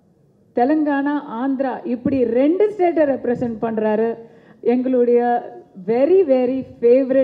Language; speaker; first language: Tamil; native; Tamil